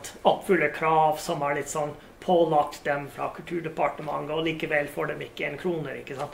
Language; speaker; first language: Norwegian; non-native, fluent; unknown